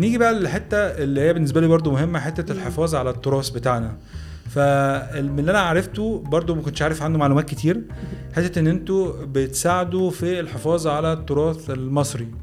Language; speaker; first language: Arabic; native; Arabic